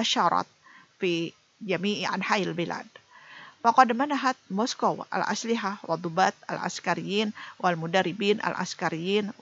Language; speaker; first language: Arabic; non-native, fluent; Indonesian